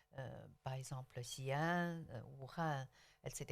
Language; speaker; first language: French; non-native, local second language; Chinese